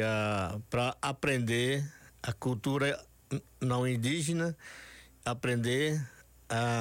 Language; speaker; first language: Portuguese; non-native, local second language; Yanomámi